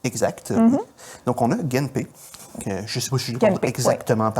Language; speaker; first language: French; native; French